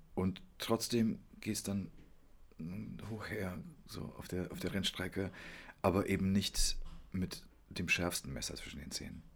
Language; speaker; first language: German; early bilingual, other home language; Polish